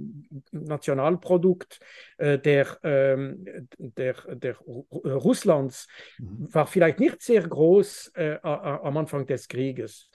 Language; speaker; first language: German; non-native, fluent; French